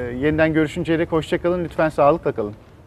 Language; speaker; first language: Turkish; native; Turkish